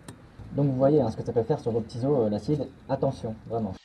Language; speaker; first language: French; native; French